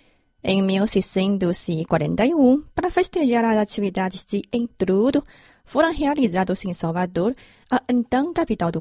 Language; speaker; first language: Portuguese; non-native, fluent; Chinese